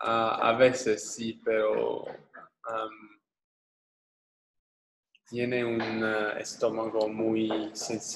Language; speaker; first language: Spanish; non-native, learner; English